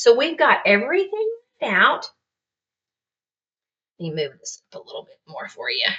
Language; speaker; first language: English; native; English